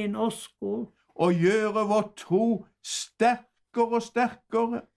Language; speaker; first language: Norwegian; native; Norwegian